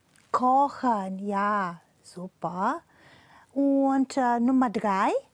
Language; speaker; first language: German; non-native, fluent; Romanian